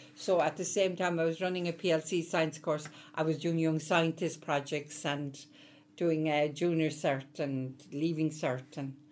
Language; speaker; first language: English; native; English